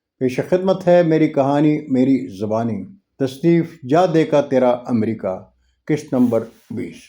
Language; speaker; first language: Urdu; non-native, local second language; Punjabi